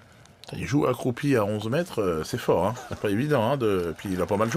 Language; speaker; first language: French; native; French